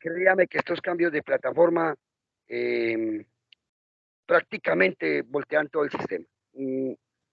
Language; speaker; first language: Spanish; native; Spanish